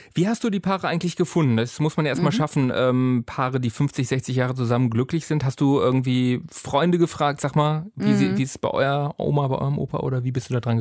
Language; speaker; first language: German; native; German